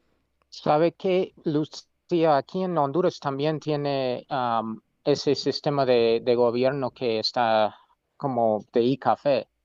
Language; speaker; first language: Spanish; non-native, fluent; English